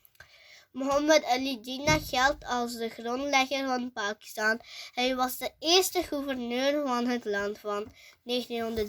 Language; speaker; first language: Dutch; early bilingual, other home language; Urdu